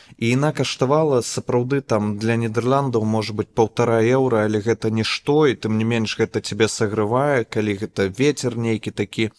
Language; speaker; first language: Belarusian; native; Belarusian